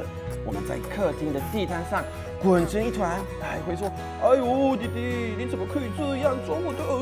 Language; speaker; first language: Chinese; non-native, fluent; Swedish